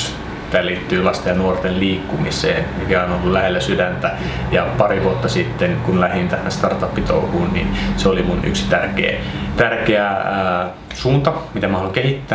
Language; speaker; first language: Finnish; native; Finnish